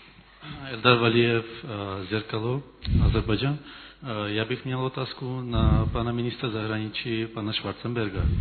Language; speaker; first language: Czech; non-native, fluent; Azerbaijani